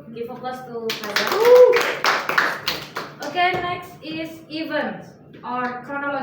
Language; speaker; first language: English; non-native, learner; Indonesian